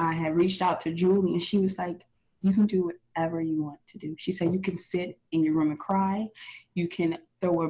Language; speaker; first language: English; native; English